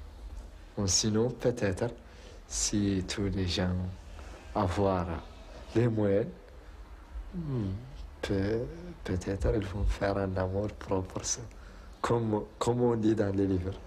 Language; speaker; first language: French; non-native, local second language; Arabic